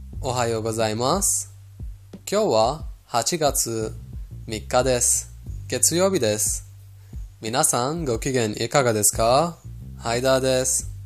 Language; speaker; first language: Japanese; non-native, fluent; Persian